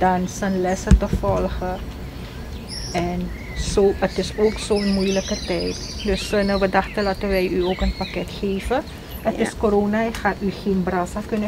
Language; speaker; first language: Dutch; non-native, local second language; Caribbean Hindustani